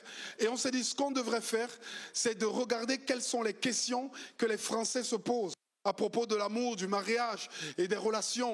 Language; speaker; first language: French; native; French